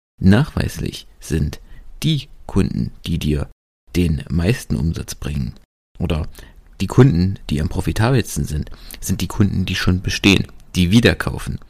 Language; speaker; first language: German; native; German